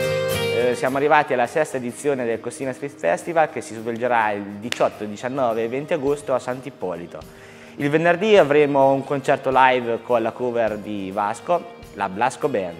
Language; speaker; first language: Italian; native; Italian